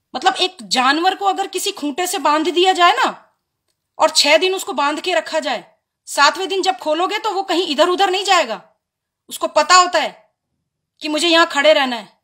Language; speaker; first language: Hindi; native; Hindi